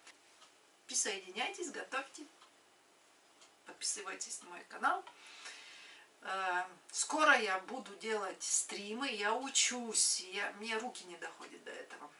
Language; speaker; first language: Russian; non-native, local second language; Latvian